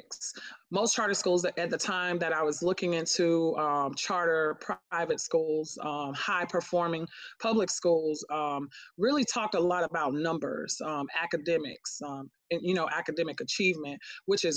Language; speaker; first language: English; native; English